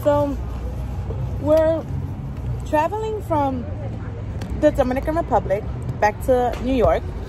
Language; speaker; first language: English; early bilingual, other home language; Spanish